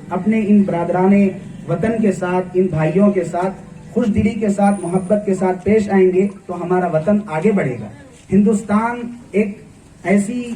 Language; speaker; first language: Hindi; native; Hindi